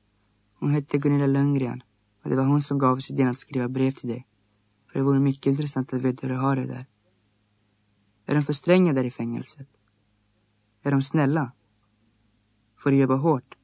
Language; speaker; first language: Swedish; early bilingual, other home language; Greek